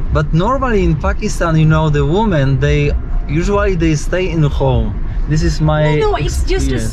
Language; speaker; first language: English; non-native, learner; Polish